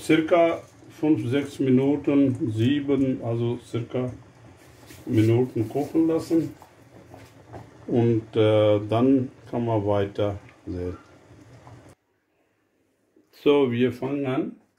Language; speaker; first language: German; non-native, fluent; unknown